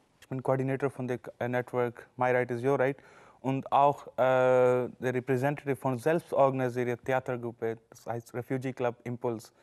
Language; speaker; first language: German; non-native, learner; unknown